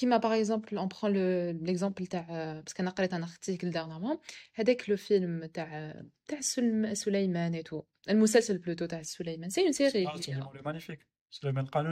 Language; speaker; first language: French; non-native, local second language; Arabic